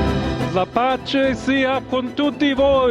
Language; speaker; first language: Italian; non-native, fluent; English